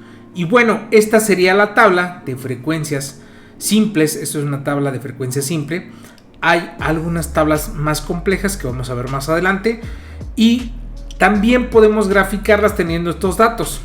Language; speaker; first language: Spanish; native; Spanish